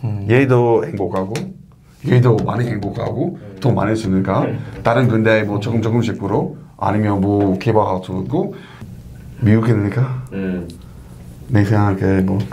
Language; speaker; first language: Korean; non-native, learner; English